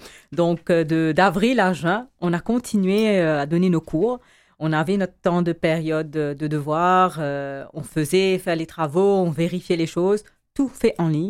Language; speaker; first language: French; native; French